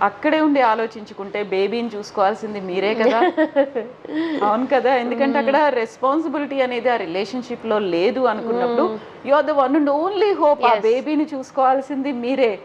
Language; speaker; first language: Telugu; native; Telugu